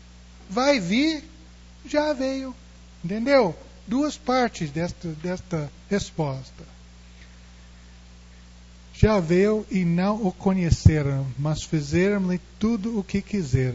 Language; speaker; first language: Portuguese; non-native, fluent; English